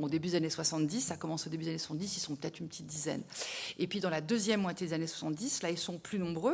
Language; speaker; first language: French; native; French